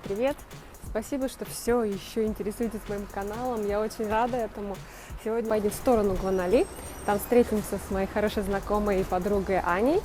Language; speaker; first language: Russian; native; Russian